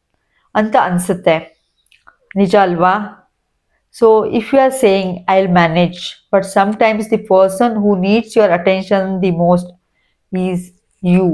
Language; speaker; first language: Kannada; native; Kannada